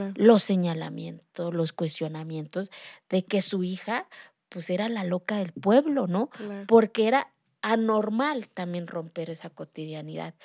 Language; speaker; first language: Spanish; non-native, local second language; Zapotec